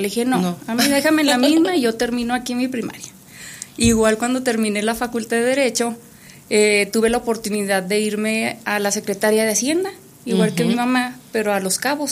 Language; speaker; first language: Spanish; native; Spanish